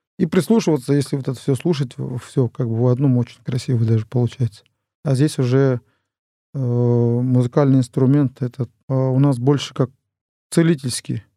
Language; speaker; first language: Russian; non-native, local second language; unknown